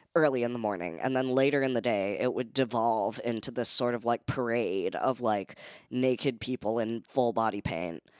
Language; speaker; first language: English; native; English